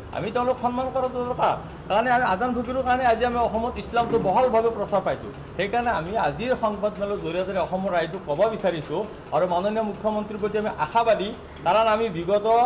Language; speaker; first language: Assamese; native; Assamese